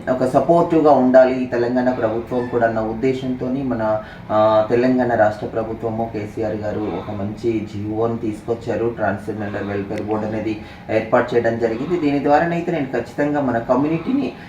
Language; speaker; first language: Telugu; native; Telugu